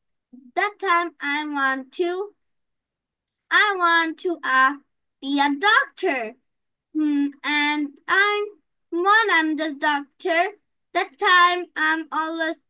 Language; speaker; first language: English; non-native, learner; Bangla